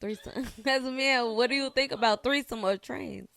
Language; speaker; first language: English; native; English